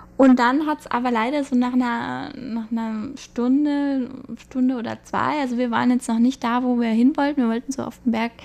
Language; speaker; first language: German; native; German